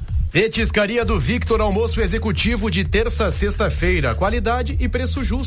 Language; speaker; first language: Portuguese; native; Portuguese